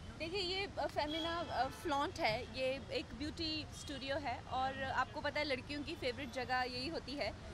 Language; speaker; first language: Hindi; native; Hindi